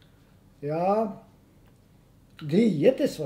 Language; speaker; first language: Swedish; non-native, fluent; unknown